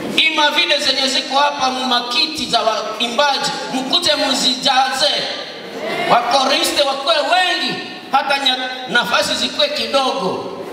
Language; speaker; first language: Swahili; non-native, local second language; Nande